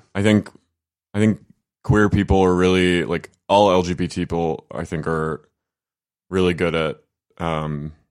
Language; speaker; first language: English; native; English